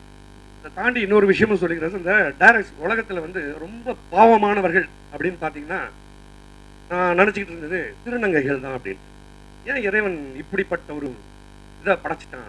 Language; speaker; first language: Tamil; native; Tamil